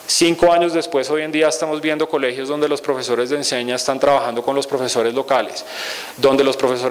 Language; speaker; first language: Spanish; native; Spanish